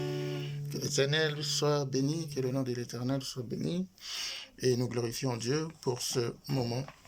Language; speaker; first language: French; non-native, local second language; Lingala